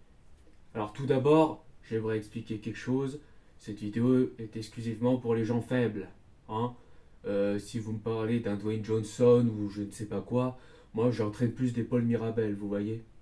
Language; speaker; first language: French; native; French